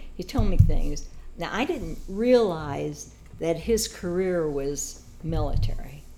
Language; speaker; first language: English; native; English